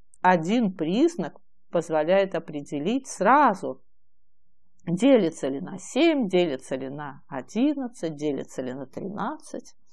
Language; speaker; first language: Russian; native; Russian